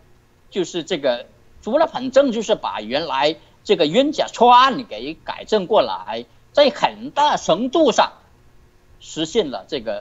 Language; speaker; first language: Chinese; native; Chinese